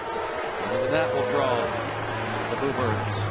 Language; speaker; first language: English; native; English